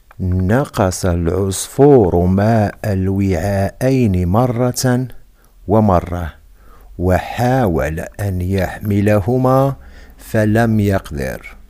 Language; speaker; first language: Arabic; non-native, fluent; Indonesian